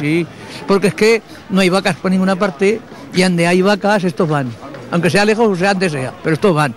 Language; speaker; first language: Spanish; native; Spanish